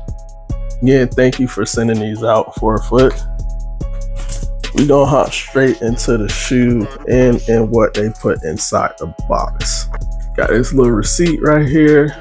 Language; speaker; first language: English; native; English